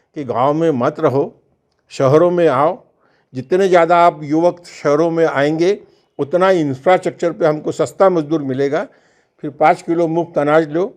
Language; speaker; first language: Hindi; non-native, local second language; Marathi